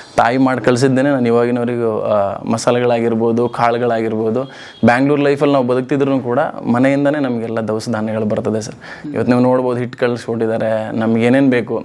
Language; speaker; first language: Kannada; non-native, local second language; Lambadi